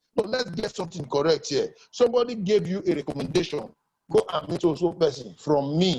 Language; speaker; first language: English; non-native, local second language; Yoruba